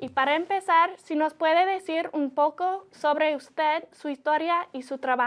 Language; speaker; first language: Spanish; non-native, learner; English